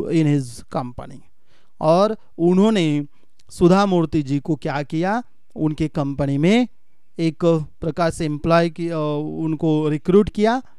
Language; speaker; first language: Hindi; non-native, local second language; Marathi